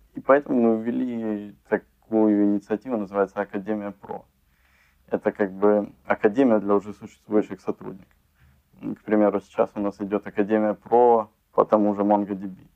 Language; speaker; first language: Russian; native; Russian